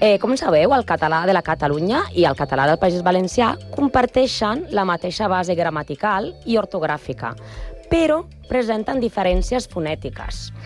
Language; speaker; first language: Catalan; non-native, learner; Spanish